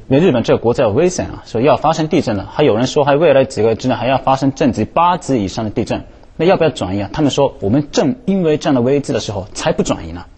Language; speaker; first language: Chinese; non-native, fluent; Japanese